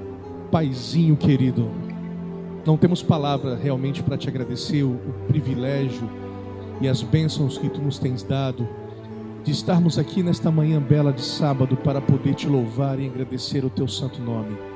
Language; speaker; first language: Portuguese; native; Portuguese